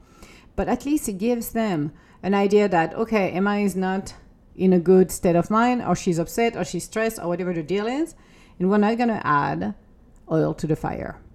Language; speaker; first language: English; non-native, fluent; French